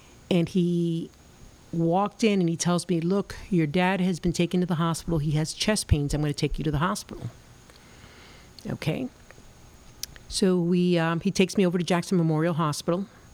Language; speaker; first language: English; early bilingual, other home language; Spanish